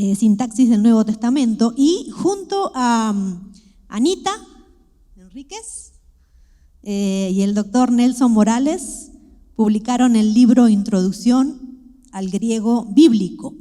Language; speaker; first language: Spanish; native; Spanish